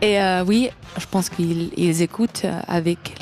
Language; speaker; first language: French; non-native, learner; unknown